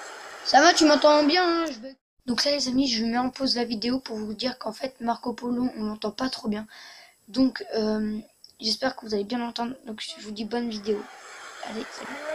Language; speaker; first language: French; native; French